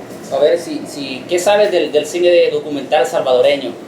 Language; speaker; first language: Spanish; native; Spanish